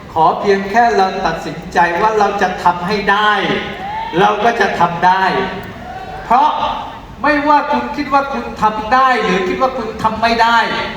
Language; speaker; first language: Thai; native; Thai